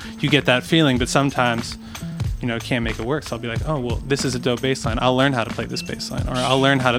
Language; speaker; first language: English; native; English